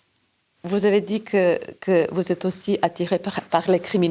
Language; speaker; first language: French; non-native, fluent; Serbian